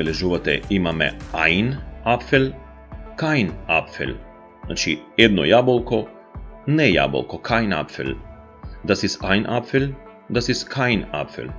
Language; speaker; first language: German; non-native, fluent; Macedonian